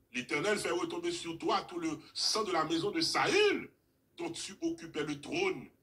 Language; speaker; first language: French; non-native, local second language; Haitian Creole